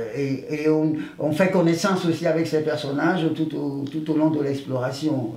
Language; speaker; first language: French; non-native, local second language; Ewe